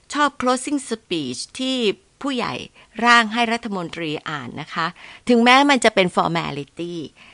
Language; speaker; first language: Thai; native; Thai